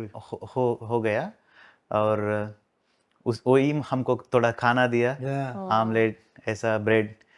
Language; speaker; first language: Hindi; non-native, local second language; Telugu